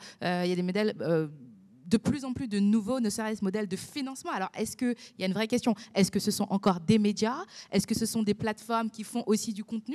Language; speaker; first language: French; native; French